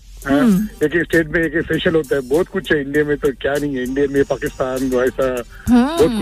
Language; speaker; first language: Hindi; non-native, local second language; Telugu